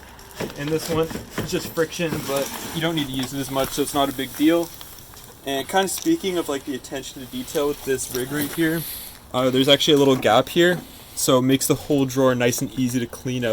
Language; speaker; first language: English; native; English